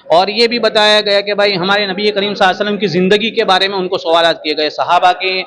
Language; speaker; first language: Urdu; non-native, local second language; Gujarati